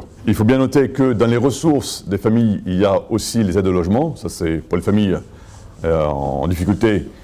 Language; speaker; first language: French; native; French